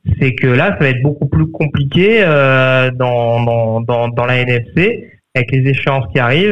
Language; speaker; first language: French; native; French